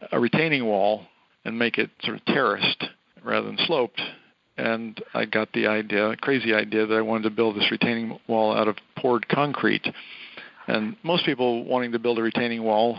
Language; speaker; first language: English; native; English